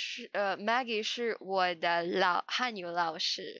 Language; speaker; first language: Chinese; non-native, learner; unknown